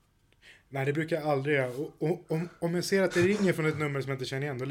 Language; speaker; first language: Swedish; native; Swedish